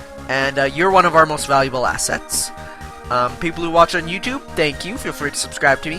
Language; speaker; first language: English; native; English